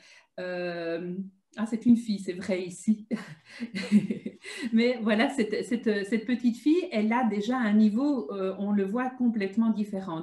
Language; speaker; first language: French; native; French